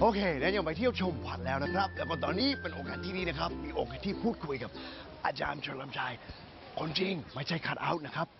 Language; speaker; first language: Thai; non-native, fluent; English